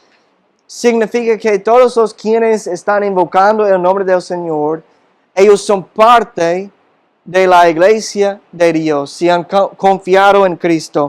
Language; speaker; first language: Spanish; non-native, fluent; English